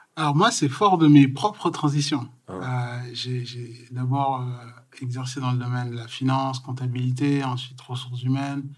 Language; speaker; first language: French; native; French